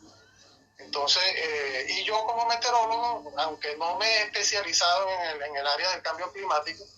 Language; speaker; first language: Spanish; native; Spanish